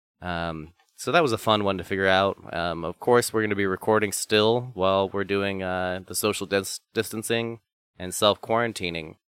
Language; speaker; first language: English; native; English